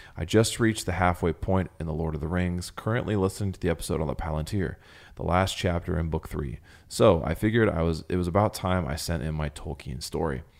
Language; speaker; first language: English; native; English